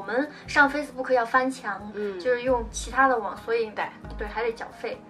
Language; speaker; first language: Chinese; non-native, fluent; Danish